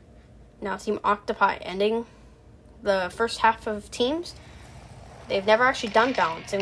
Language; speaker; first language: English; native; English